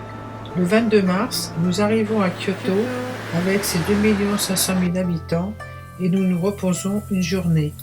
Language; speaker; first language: French; native; French